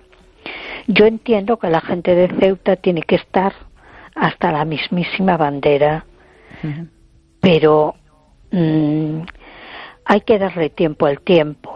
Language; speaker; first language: Spanish; native; Spanish